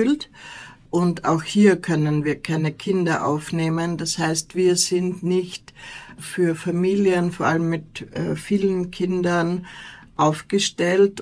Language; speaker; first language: German; native; German